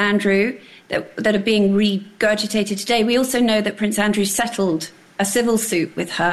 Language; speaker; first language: English; native; English